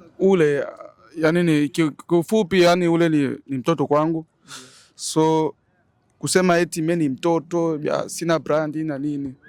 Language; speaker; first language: Swahili; native; Swahili